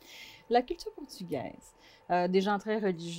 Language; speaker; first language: French; non-native, fluent; Portuguese